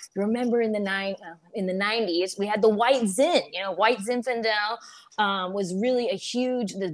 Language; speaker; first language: English; native; English